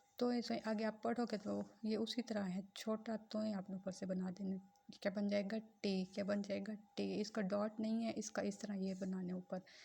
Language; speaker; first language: Urdu; non-native, local second language; Punjabi